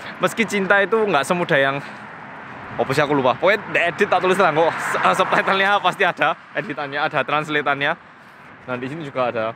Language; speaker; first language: Indonesian; early bilingual, other home language; Korean